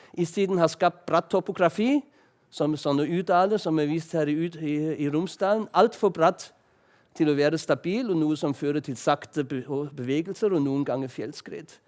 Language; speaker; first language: Norwegian; non-native, fluent; German